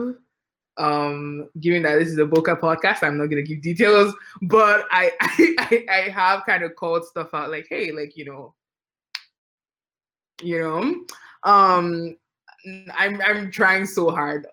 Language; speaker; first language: English; non-native, local second language; Yoruba